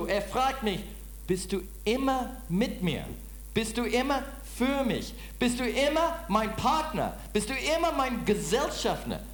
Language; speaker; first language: German; non-native, fluent; English